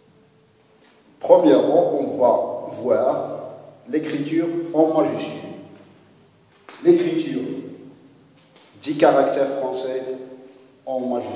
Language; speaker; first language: French; non-native, local second language; Arabic